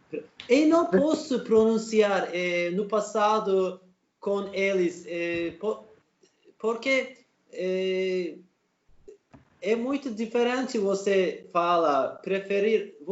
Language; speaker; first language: Portuguese; non-native, learner; Turkish